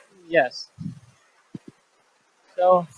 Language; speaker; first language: English; non-native, fluent; Chinese